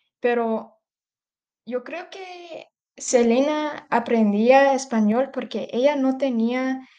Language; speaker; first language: Spanish; early bilingual, heritage; English